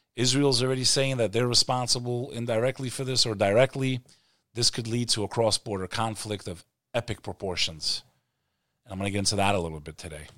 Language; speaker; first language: English; native; English